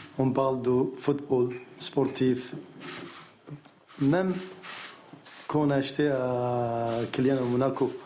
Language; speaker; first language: French; non-native, learner; Arabic